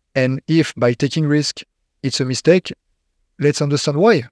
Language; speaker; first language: English; non-native, fluent; French